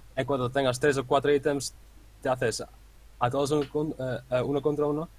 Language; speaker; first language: Spanish; non-native, fluent; Dutch